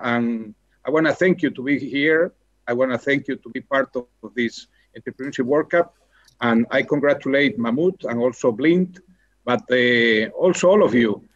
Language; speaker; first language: English; non-native, fluent; Spanish